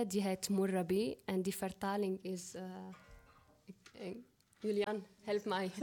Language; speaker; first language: Dutch; non-native, learner; Arabic